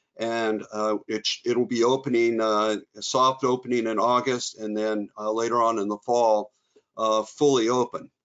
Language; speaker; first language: English; native; English